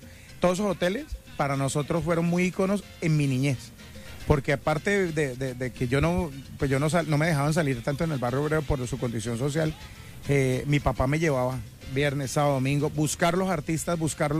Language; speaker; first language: Spanish; native; Spanish